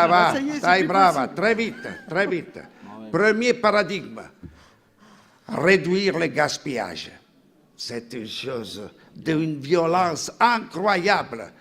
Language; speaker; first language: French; non-native, fluent; Italian